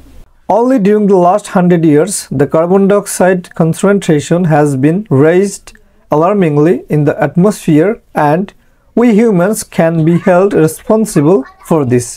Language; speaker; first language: English; non-native, fluent; Bangla